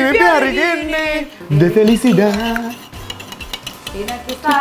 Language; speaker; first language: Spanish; non-native, learner; Indonesian